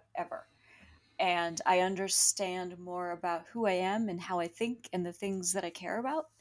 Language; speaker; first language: English; early bilingual, other home language; Spanish